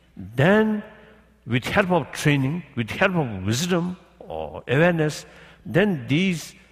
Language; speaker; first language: English; non-native, learner; Tibetan